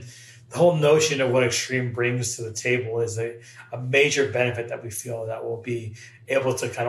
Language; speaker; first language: English; native; English